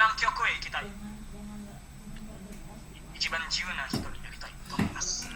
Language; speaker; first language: Japanese; non-native, learner; Indonesian